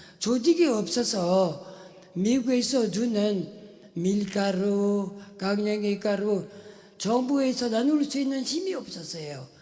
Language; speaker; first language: Korean; non-native, fluent; French